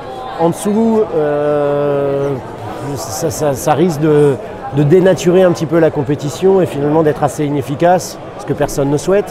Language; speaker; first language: French; native; French